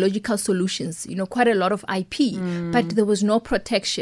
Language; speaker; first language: English; non-native, local second language; Northern Sotho